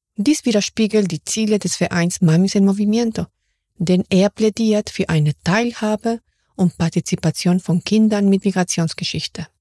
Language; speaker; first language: German; non-native, fluent; Spanish